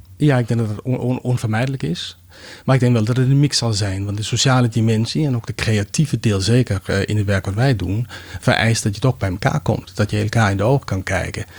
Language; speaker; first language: Dutch; non-native, fluent; Danish